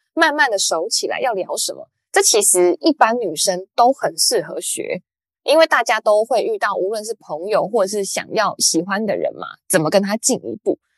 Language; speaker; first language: Chinese; native; Chinese